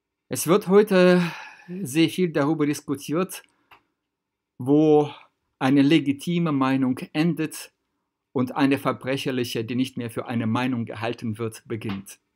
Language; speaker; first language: German; non-native, fluent; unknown